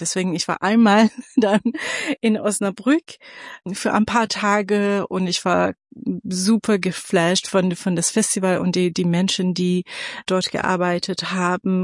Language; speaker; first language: German; non-native, fluent; Persian